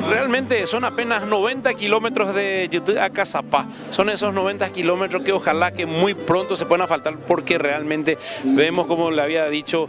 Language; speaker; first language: Spanish; native; Spanish